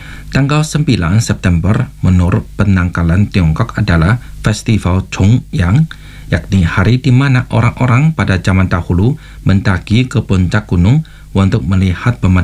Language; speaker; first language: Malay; non-native, fluent; Chinese